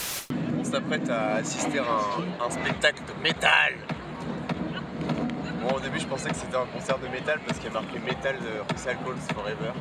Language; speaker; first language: French; native; French